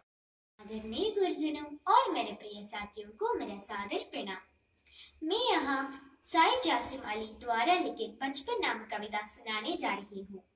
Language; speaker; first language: Hindi; non-native, local second language; Malayalam